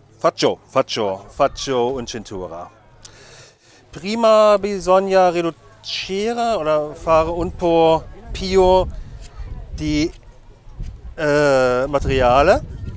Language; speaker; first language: Italian; non-native, learner; German